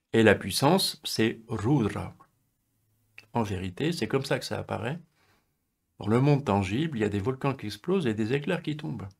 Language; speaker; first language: French; native; French